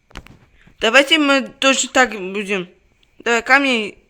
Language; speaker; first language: Russian; non-native, local second language; Uzbek